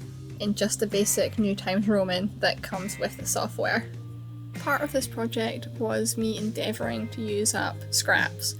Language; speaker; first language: English; native; English